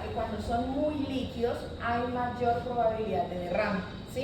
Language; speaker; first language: Spanish; native; Spanish